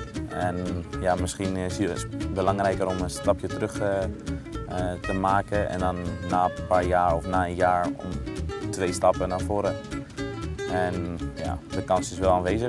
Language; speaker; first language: Dutch; non-native, fluent; Greek